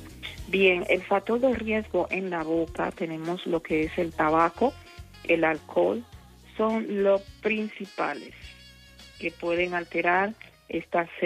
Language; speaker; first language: Spanish; native; Spanish